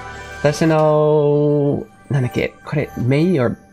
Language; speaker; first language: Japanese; non-native, fluent; English